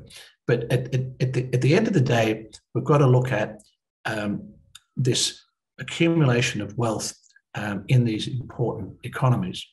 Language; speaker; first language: English; native; English